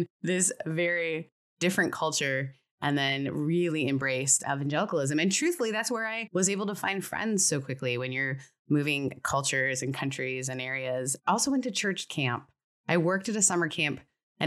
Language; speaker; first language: English; native; English